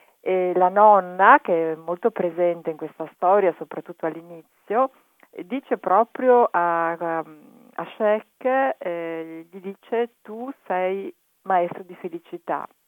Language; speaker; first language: Italian; native; Italian